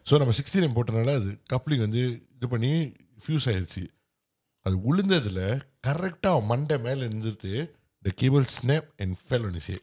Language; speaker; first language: English; non-native, local second language; Tamil